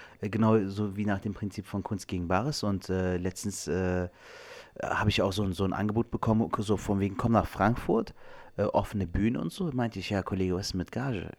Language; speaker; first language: German; early bilingual, other home language; Turkish